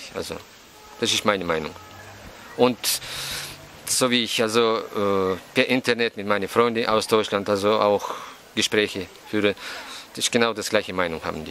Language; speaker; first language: German; non-native, fluent; Russian